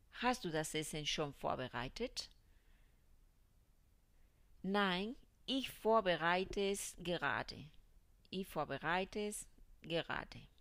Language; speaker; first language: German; non-native, fluent; Spanish